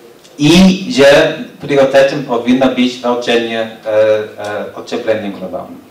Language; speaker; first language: Polish; non-native, learner; English